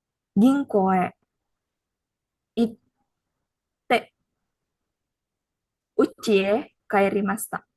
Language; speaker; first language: Japanese; non-native, learner; Indonesian